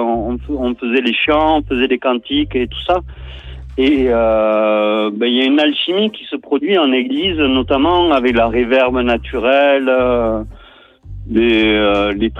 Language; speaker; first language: French; non-native, local second language; English